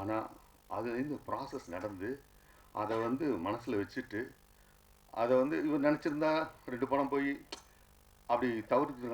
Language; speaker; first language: Tamil; native; Tamil